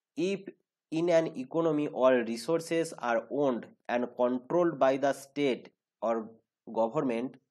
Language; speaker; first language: English; non-native, local second language; Bangla